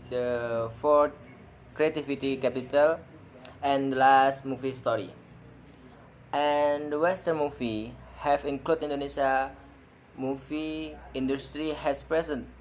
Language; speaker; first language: English; non-native, learner; Indonesian